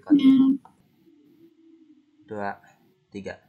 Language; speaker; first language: English; non-native, learner; Indonesian